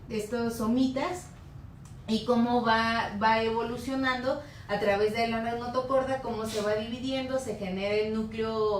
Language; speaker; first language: Spanish; native; Spanish